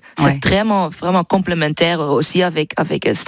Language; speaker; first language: French; non-native, learner; Dutch